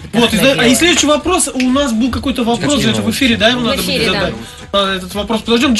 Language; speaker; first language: Russian; native; Russian